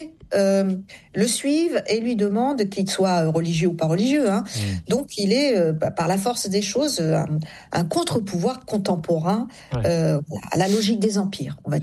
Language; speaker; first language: French; native; French